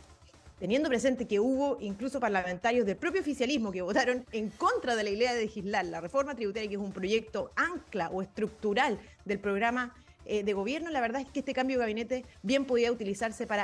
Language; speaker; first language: Spanish; native; Spanish